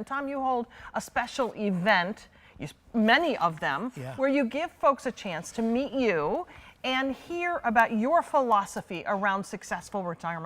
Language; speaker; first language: English; native; English